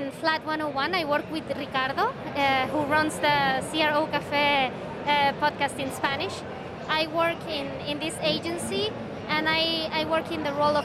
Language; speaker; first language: English; non-native, fluent; Spanish